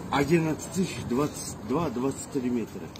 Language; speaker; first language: Russian; non-native, local second language; Kyrgyz